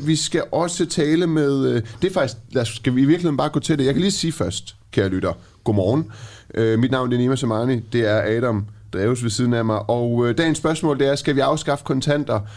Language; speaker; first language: Danish; early bilingual, other home language; Persian